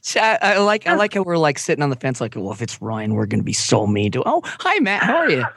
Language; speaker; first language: English; native; English